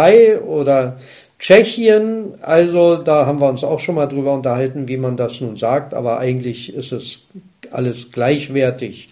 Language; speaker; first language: German; native; German